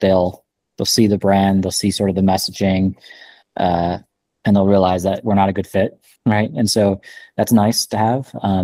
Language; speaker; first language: English; native; English